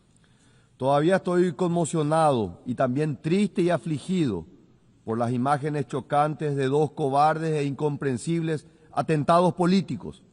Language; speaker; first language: Spanish; native; Spanish